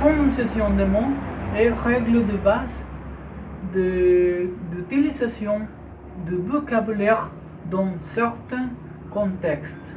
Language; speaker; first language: French; non-native, learner; Spanish